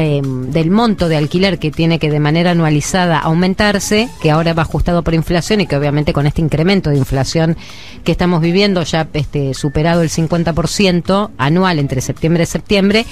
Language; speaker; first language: Spanish; native; Spanish